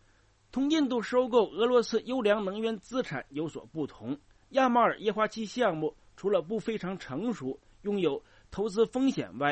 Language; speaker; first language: Chinese; native; Chinese